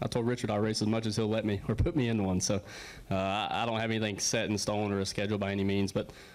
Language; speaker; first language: English; native; English